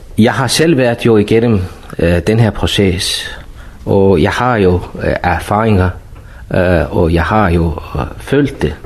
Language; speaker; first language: Danish; non-native, fluent; Persian